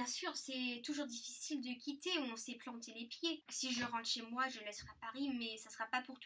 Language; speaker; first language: French; early bilingual, heritage; English